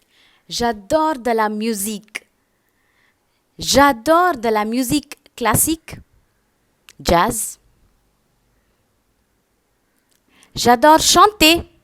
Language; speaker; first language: French; non-native, fluent; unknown